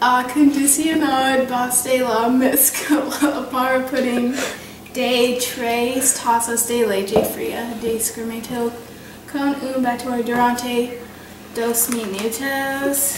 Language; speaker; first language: Spanish; non-native, learner; English